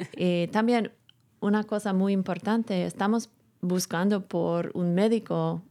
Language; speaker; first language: Spanish; non-native, learner; English